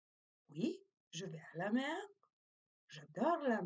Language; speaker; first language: French; non-native, fluent; Macedonian